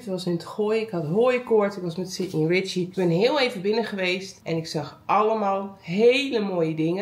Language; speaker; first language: Dutch; native; Dutch